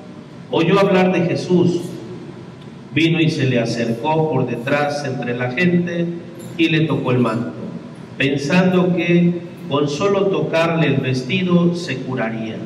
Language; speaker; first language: Spanish; native; Spanish